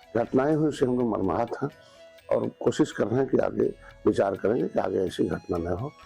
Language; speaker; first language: Hindi; native; Hindi